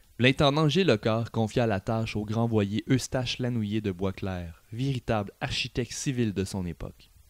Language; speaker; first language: French; native; French